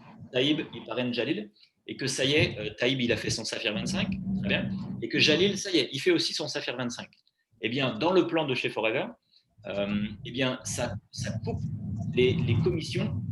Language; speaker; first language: French; native; French